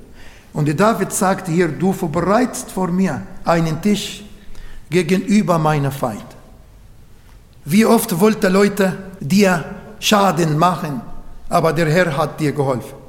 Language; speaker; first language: German; non-native, learner; Arabic